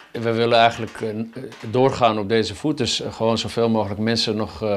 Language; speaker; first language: Dutch; early bilingual, other home language; Arabic